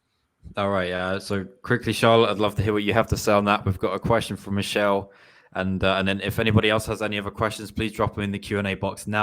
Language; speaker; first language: English; native; English